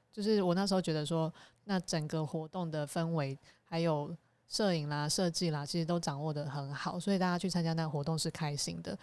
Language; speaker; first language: Chinese; native; Chinese